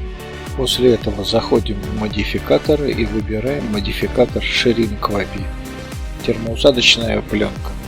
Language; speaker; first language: Russian; native; Russian